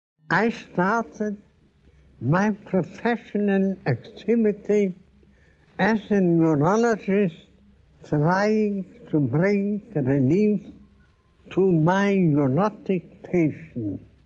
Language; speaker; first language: English; non-native, fluent; German